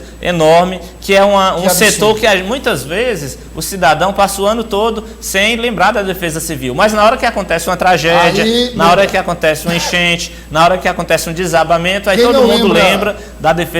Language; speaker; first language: Portuguese; native; Portuguese